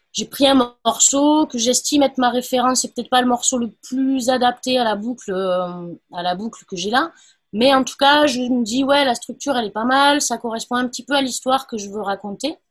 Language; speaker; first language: French; native; French